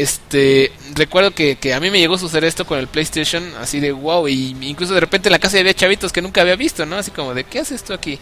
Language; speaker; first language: Spanish; native; Spanish